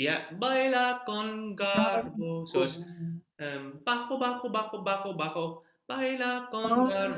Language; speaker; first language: Spanish; non-native, fluent; English